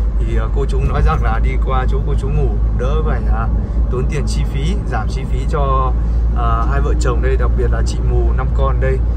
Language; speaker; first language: Vietnamese; non-native, local second language; Hmong